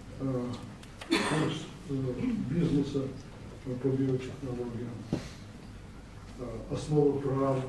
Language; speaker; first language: Russian; native; Russian